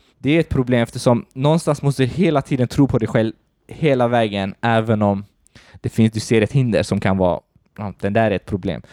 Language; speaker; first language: Swedish; early bilingual, other home language; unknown